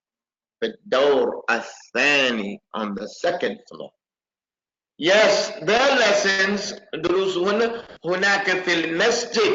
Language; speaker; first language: Arabic; non-native, fluent; English